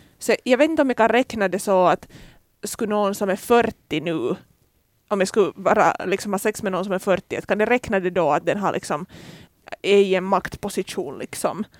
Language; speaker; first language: Swedish; native; Swedish